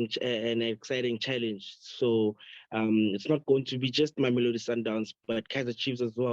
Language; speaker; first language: English; non-native, local second language; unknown